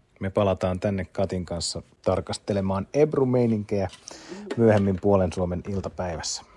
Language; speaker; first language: Finnish; native; Finnish